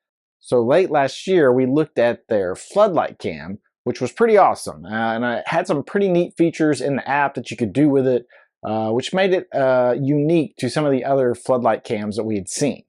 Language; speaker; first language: English; native; English